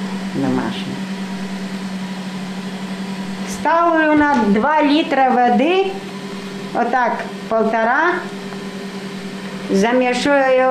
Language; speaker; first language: Russian; non-native, local second language; Albanian